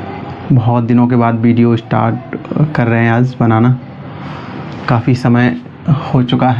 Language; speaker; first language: Hindi; native; Hindi